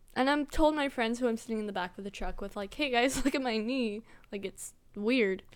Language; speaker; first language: English; native; English